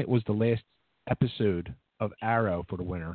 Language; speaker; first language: English; native; English